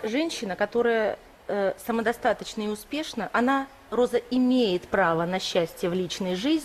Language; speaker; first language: Russian; native; Russian